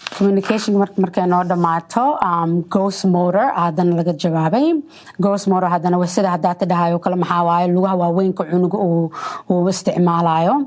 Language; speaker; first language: Somali; early bilingual, heritage; Somali